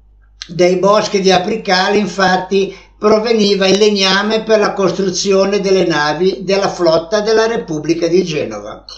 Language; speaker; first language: Italian; native; Italian